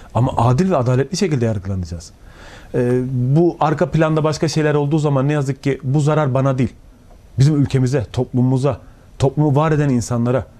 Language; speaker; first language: Turkish; native; Turkish